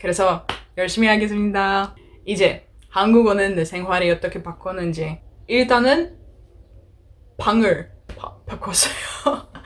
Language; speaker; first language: Korean; non-native, learner; Greek